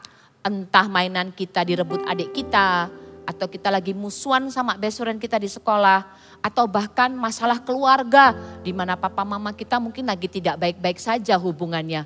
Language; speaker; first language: Indonesian; native; Indonesian